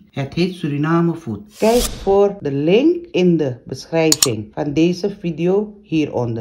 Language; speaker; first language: Dutch; non-native, local second language; Caribbean Hindustani